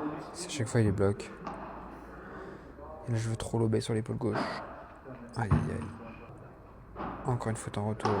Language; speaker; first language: French; native; French